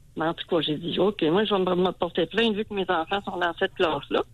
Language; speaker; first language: French; native; French